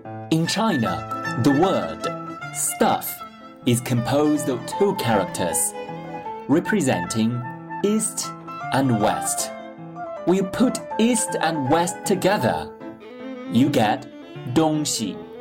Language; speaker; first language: English; non-native, fluent; Chinese